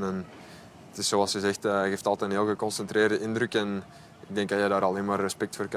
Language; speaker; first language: Dutch; native; Dutch